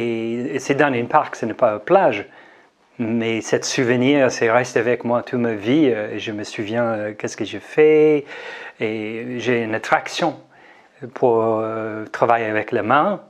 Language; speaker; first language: French; non-native, learner; English